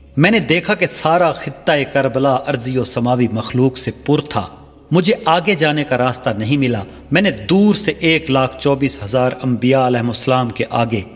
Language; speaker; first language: Urdu; non-native, local second language; Saraiki